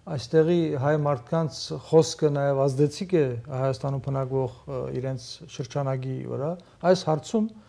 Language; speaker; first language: Armenian; early bilingual, heritage; Armenian